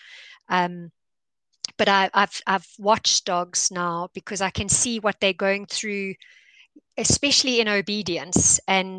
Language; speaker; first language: English; native; English